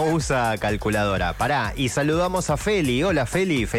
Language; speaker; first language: Spanish; native; Spanish